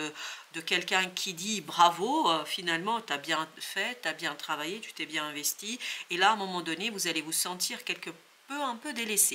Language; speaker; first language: French; native; French